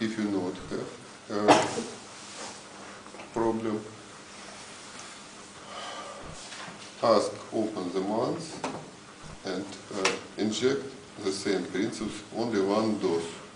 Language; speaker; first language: English; non-native, learner; Russian